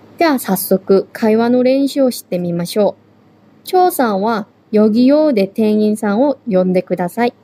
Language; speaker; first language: Japanese; non-native, fluent; Korean